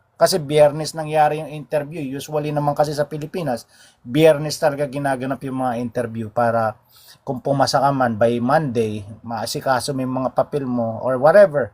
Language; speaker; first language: Filipino; native; Filipino